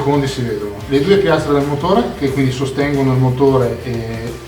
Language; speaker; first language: Italian; native; Italian